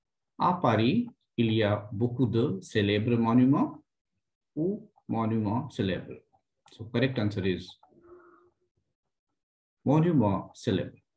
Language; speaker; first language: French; non-native, fluent; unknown